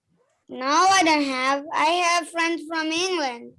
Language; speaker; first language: English; non-native, learner; Bangla